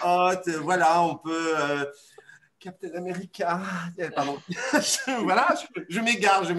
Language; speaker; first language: French; native; French